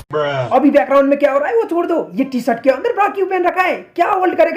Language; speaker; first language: Hindi; native; Hindi